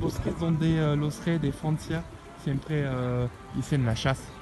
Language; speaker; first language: Spanish; non-native, learner; French